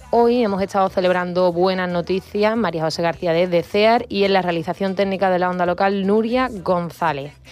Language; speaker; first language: Spanish; native; Spanish